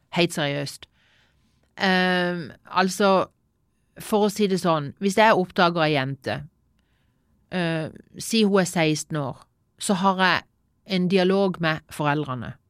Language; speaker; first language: Norwegian; native; Norwegian